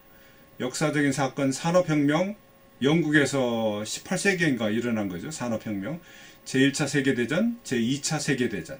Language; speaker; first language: Korean; native; Korean